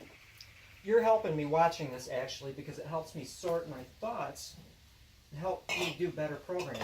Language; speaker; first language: English; native; English